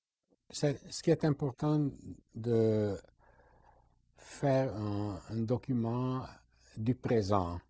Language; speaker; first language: French; non-native, fluent; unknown